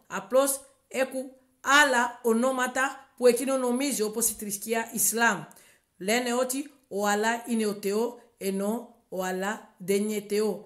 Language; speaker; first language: Greek; non-native, learner; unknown